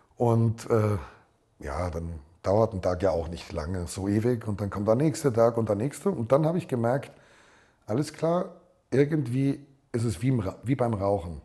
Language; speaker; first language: German; native; German